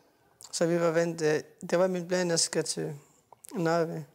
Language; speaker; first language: Danish; non-native, learner; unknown